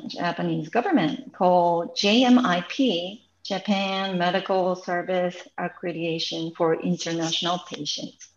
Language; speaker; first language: English; non-native, fluent; Japanese